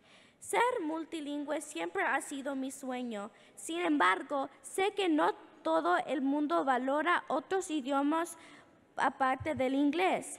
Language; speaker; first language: Spanish; early bilingual, heritage; English